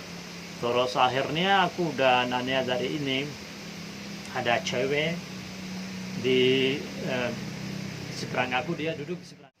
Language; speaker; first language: Indonesian; non-native, fluent; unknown